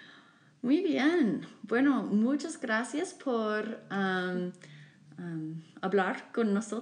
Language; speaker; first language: Spanish; non-native, fluent; English